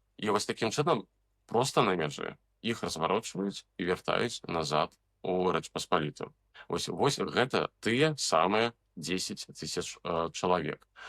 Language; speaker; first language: Belarusian; native; Belarusian